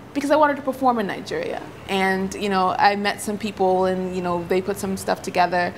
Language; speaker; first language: English; native; English